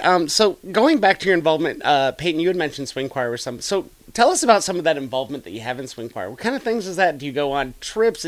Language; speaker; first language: English; native; English